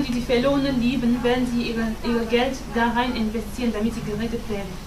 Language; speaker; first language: German; non-native, fluent; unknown